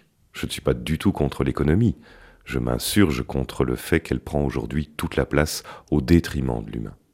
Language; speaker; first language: French; native; French